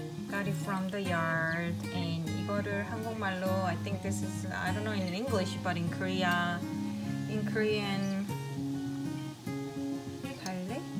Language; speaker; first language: English; non-native, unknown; Korean